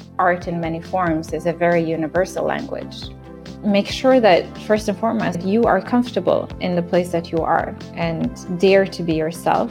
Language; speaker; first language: English; non-native, fluent; Norwegian